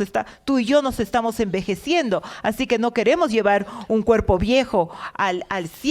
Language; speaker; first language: Spanish; native; Spanish